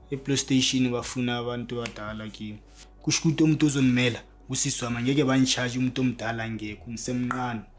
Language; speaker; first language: Zulu; non-native, local second language; Tswana